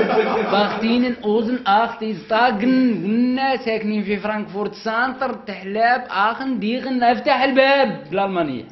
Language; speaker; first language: Arabic; native; Arabic